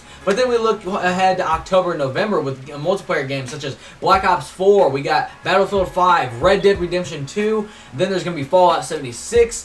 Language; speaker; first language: English; native; English